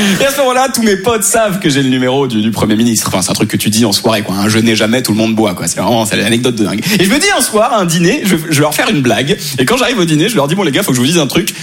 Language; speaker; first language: French; native; French